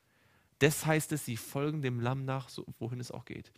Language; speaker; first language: German; native; German